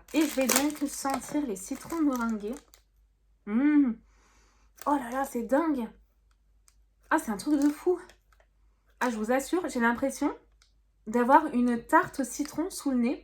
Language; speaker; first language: French; native; French